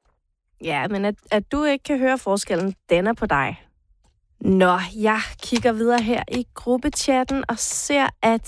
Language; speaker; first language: Swedish; non-native, learner; Danish